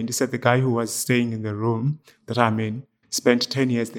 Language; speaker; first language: English; non-native, local second language; Xhosa